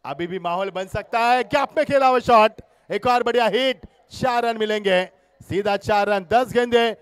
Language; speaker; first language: Hindi; non-native, local second language; Marathi